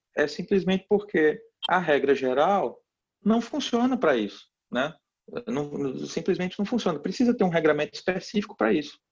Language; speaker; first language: Portuguese; native; Portuguese